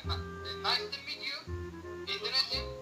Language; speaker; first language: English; non-native, learner; Turkish